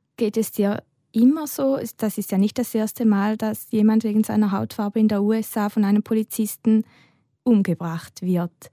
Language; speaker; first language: German; native; German